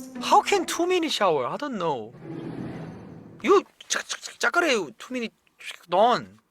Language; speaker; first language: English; non-native, learner; Thai